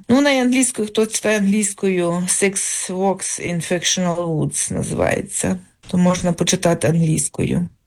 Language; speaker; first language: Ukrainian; native; Ukrainian